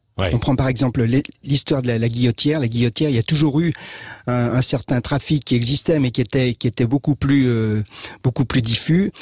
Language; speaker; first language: French; native; French